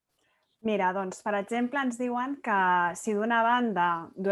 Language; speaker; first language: Catalan; native; Catalan